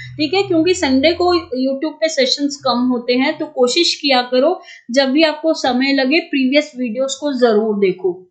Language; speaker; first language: Hindi; native; Hindi